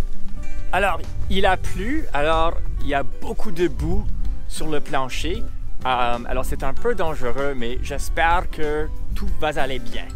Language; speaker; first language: French; non-native, local second language; English